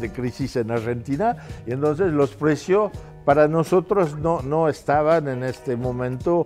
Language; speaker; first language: Spanish; non-native, fluent; French